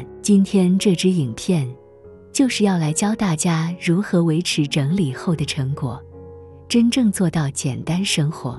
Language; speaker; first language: Chinese; native; Chinese